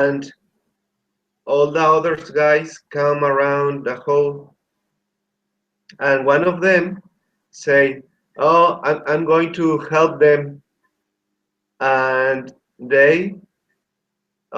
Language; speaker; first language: English; non-native, learner; Spanish